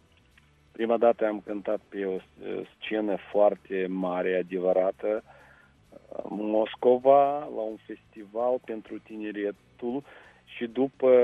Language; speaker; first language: Romanian; non-native, local second language; Russian